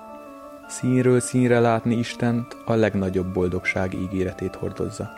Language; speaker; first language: Hungarian; native; Hungarian